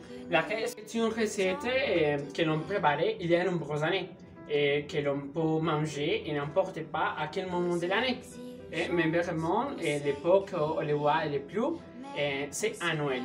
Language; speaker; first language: French; non-native, learner; Spanish